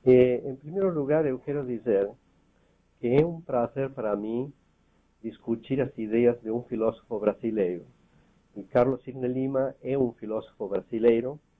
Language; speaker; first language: Portuguese; non-native, fluent; Spanish